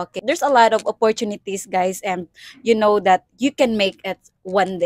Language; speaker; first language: English; non-native, local second language; Cebuano